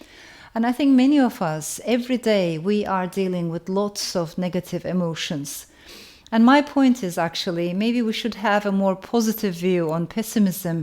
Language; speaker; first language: English; non-native, fluent; Turkish